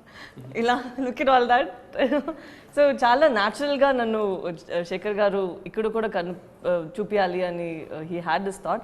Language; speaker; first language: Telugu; non-native, learner; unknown